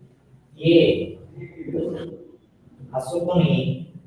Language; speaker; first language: Japanese; non-native, learner; Bangla